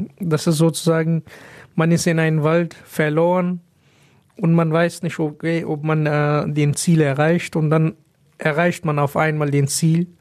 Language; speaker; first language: German; non-native, fluent; Pashto